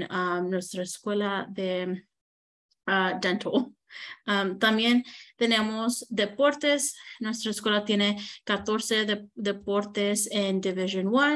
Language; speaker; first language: Spanish; early bilingual, heritage; Spanish